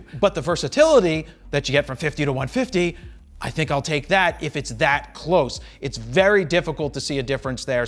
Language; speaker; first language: English; native; English